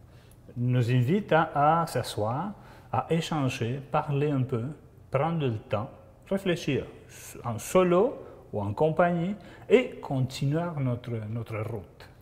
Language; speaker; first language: French; non-native, fluent; Spanish